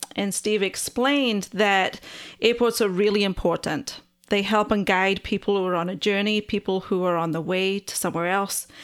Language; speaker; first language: English; native; English